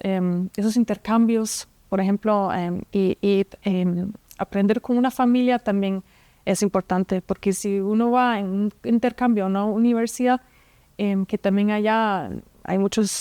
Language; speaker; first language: Spanish; non-native, fluent; German